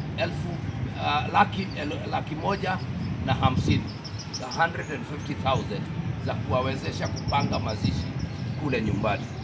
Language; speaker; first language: Swahili; non-native, local second language; Kikuyu